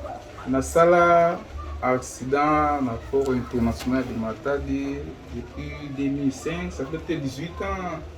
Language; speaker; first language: French; non-native, local second language; Lingala